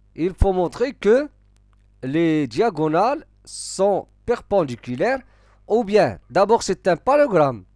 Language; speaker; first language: French; non-native, local second language; Arabic